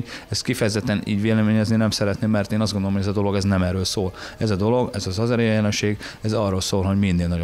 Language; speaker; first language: Hungarian; native; Hungarian